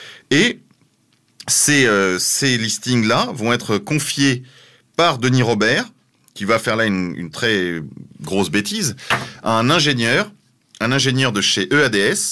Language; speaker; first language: French; native; French